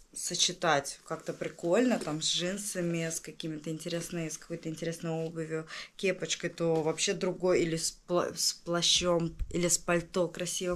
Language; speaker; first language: Russian; native; Russian